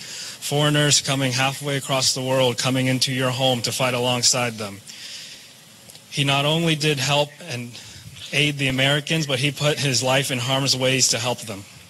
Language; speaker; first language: English; early bilingual, other home language; Vietnamese